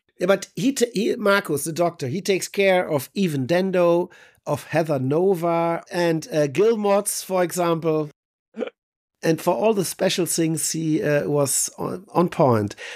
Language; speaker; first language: English; non-native, fluent; German